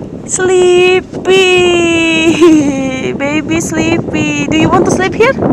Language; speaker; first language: English; non-native, fluent; Indonesian